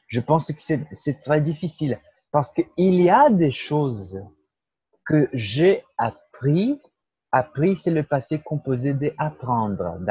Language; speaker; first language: French; non-native, fluent; Portuguese